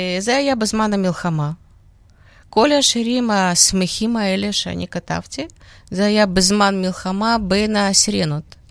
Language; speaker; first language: Hebrew; non-native, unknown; Russian